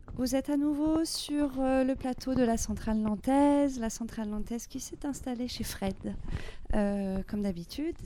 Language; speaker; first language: French; native; French